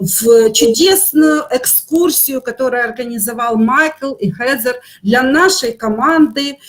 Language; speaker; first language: Russian; native; Russian